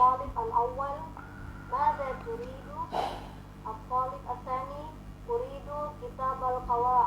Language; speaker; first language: Arabic; non-native, learner; Indonesian